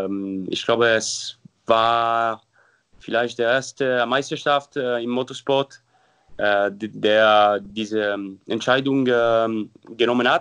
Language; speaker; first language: German; non-native, local second language; French